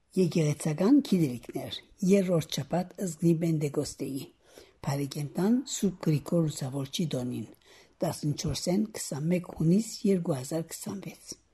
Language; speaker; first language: Armenian; early bilingual, heritage; Armenian